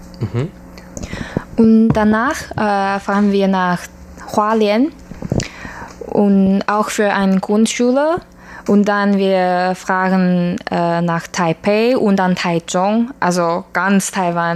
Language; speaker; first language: German; non-native, learner; Chinese